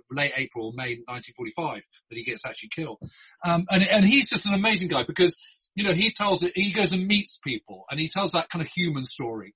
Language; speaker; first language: English; native; English